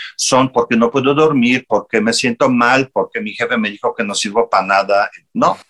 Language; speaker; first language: Spanish; non-native, fluent; Polish